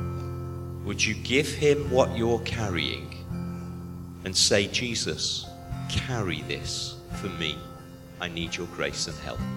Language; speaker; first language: English; native; English